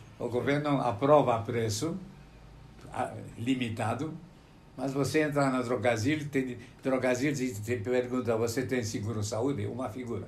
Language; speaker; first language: Portuguese; non-native, fluent; Romanian